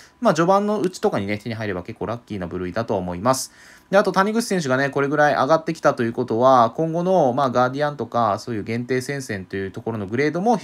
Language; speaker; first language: Japanese; native; Japanese